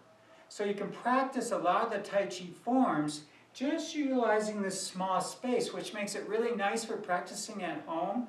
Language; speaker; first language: English; native; English